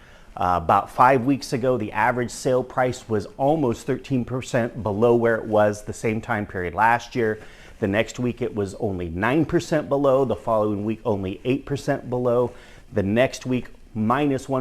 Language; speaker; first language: English; native; English